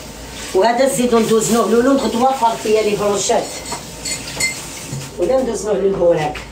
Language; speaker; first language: Arabic; native; Arabic